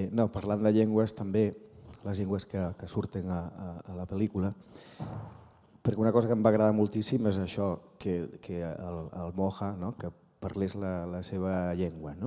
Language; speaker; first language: Catalan; non-native, fluent; Galician